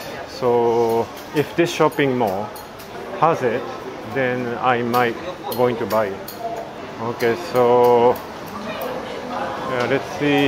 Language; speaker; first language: English; non-native, fluent; Japanese